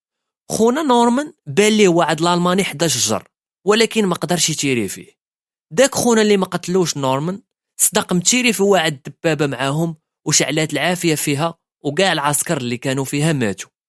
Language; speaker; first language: Arabic; native; Arabic